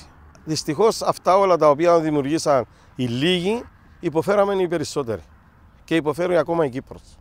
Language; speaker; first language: Greek; native; Greek